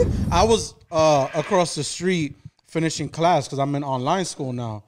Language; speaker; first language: English; early bilingual, other home language; Spanish